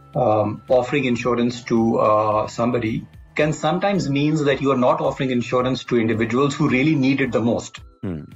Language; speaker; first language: English; non-native, local second language; Hindi